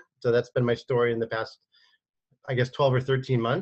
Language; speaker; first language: English; native; English